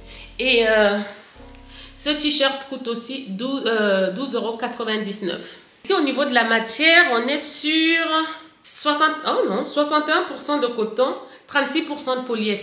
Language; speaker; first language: French; native; French